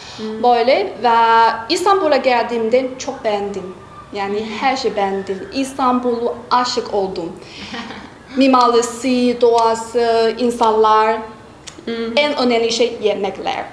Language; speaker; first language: Turkish; non-native, learner; Chinese